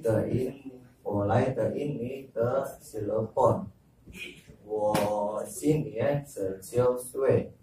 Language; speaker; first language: Chinese; non-native, learner; Indonesian